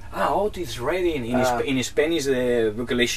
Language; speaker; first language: English; non-native, learner; Spanish